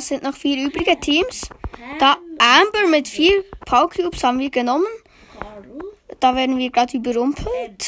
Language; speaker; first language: German; native; German